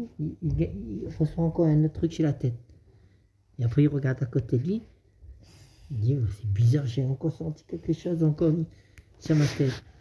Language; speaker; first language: French; native; French